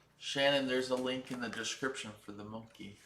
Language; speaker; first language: English; native; English